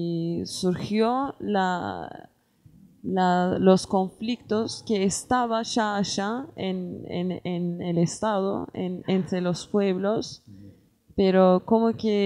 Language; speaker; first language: Spanish; non-native, learner; Kurdish